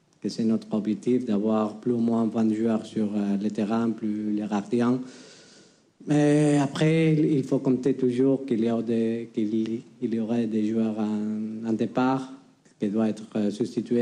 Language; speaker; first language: French; non-native, fluent; Spanish